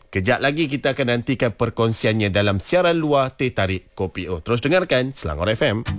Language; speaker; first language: Malay; native; Malay